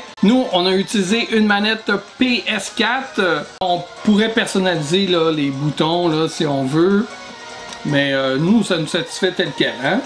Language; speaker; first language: French; native; French